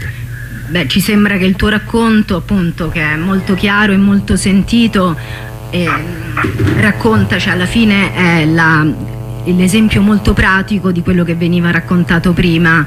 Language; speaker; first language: Italian; native; Italian